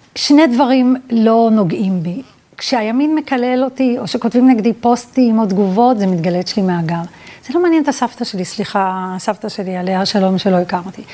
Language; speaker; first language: Hebrew; early bilingual, other home language; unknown